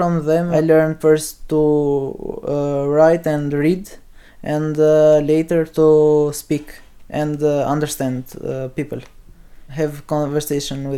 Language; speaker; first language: English; non-native, learner; Albanian